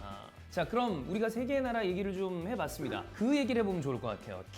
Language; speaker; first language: Korean; native; Korean